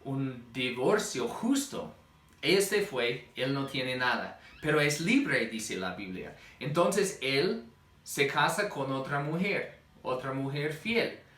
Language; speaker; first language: Spanish; non-native, fluent; English